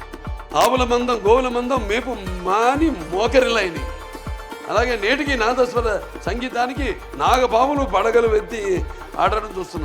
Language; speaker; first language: Telugu; native; Telugu